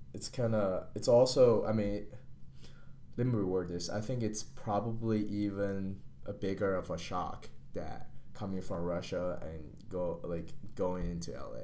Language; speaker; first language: English; non-native, fluent; Chinese